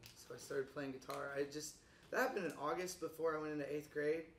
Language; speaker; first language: English; native; English